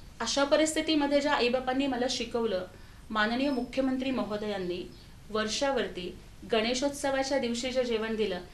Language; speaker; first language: Marathi; non-native, local second language; Telugu